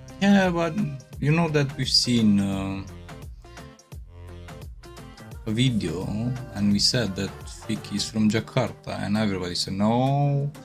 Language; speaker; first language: English; non-native, fluent; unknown